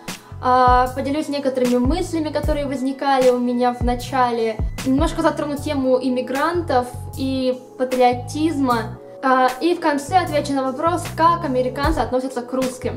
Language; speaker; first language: Russian; native; Russian